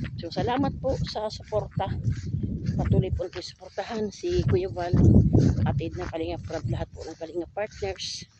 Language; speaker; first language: Filipino; non-native, local second language; Cebuano